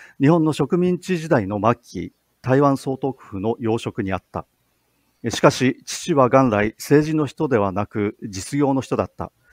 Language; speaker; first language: Japanese; native; Japanese